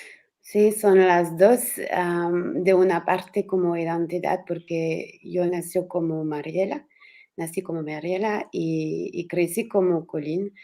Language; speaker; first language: Spanish; non-native, learner; French